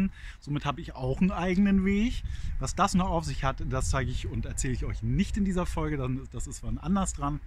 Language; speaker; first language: German; native; German